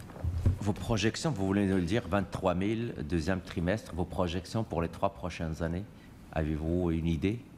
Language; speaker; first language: French; native; French